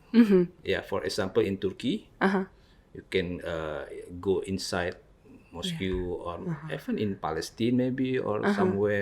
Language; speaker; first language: English; non-native, learner; Indonesian